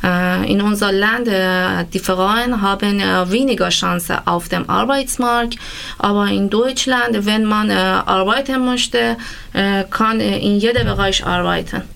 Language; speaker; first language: German; non-native, learner; Persian